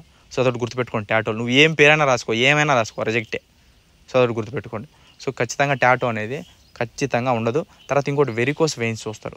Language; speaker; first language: Telugu; native; Telugu